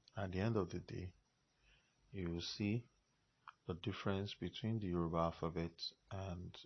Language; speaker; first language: English; non-native, local second language; Yoruba